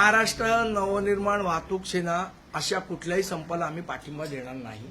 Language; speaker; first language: Marathi; native; Marathi